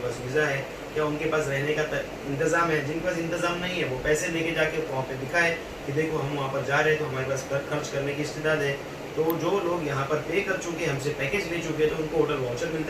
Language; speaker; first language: Hindi; native; Hindi